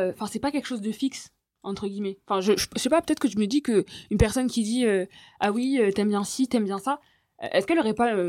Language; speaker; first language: French; early bilingual, other home language; Lingala